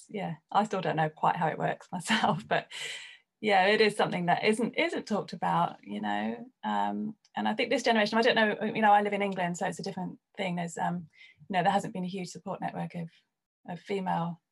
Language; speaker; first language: English; native; English